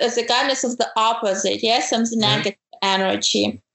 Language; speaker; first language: English; non-native, fluent; Ukrainian